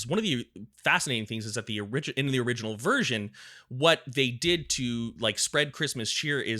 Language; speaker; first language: English; native; English